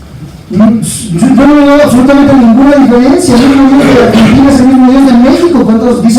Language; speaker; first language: Spanish; native; Spanish